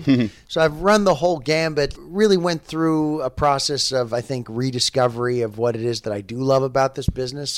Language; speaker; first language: English; native; English